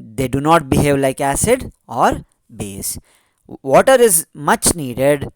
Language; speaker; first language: English; non-native, local second language; Kannada